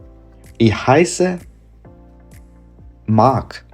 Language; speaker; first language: German; non-native, fluent; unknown